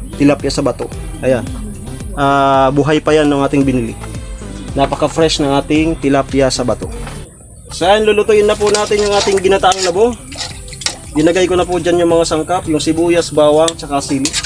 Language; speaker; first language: Filipino; non-native, local second language; Bikol